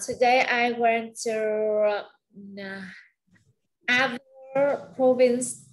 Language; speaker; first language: English; non-native, learner; Vietnamese